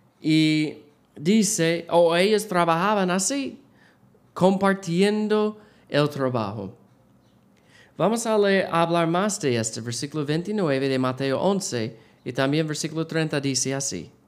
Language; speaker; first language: Spanish; non-native, learner; English